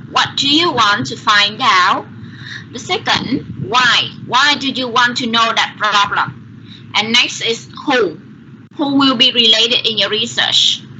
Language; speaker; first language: English; non-native, learner; Vietnamese